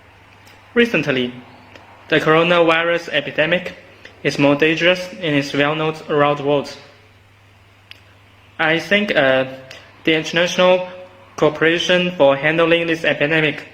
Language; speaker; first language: English; non-native, learner; Chinese